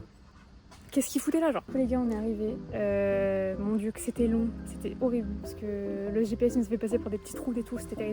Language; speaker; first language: French; native; French